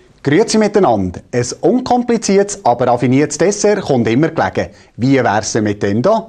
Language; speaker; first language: German; native; German